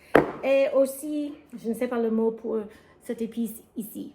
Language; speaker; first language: French; non-native, learner; English